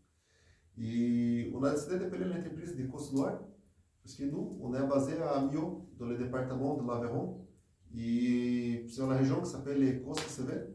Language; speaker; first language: French; non-native, fluent; Portuguese